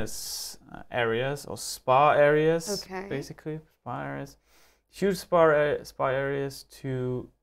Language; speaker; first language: English; non-native, fluent; German